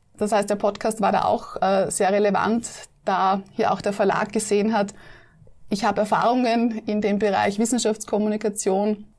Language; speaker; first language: German; native; German